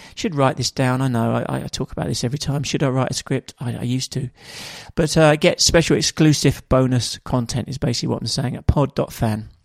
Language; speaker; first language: English; native; English